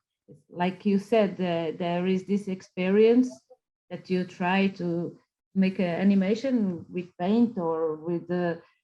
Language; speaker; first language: English; non-native, fluent; Portuguese